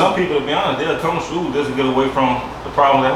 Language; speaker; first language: English; native; English